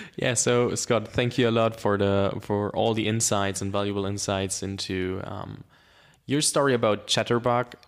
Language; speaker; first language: English; non-native, fluent; German